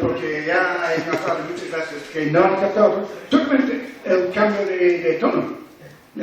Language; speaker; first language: Spanish; non-native, fluent; English